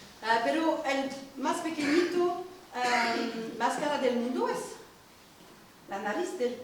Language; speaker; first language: Spanish; non-native, learner; French